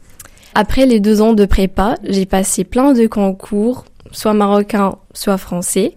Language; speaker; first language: French; non-native, local second language; Arabic